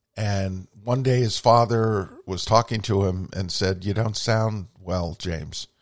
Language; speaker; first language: English; native; English